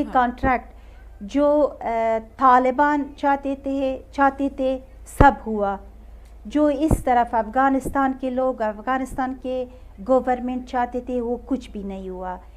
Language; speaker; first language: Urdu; non-native, fluent; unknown